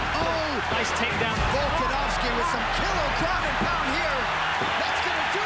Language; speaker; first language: English; native; English